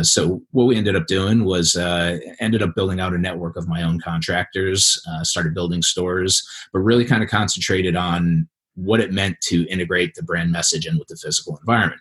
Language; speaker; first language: English; native; English